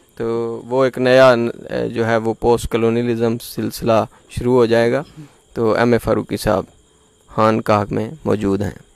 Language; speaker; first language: Urdu; non-native, local second language; Punjabi